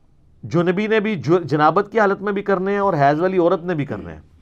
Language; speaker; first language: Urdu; non-native, local second language; Punjabi